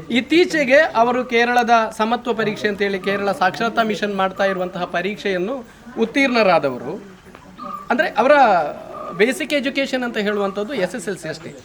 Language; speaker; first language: Kannada; native; Kannada